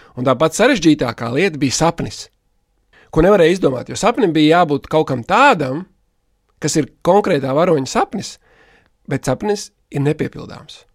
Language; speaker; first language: Latvian; native; Latvian